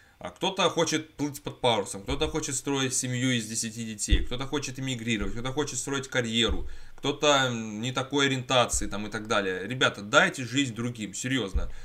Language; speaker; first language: Russian; native; Russian